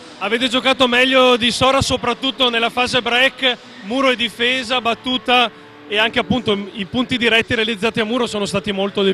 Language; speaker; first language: Italian; native; Italian